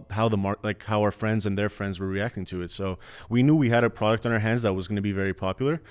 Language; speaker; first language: English; native; English